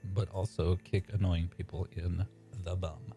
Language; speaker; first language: English; native; English